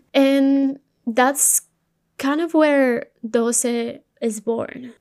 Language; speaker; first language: English; early bilingual, other home language; Spanish